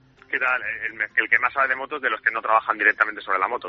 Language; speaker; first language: Spanish; native; Spanish